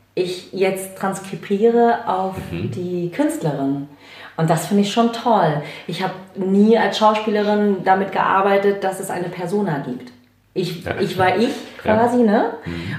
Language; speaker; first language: German; native; German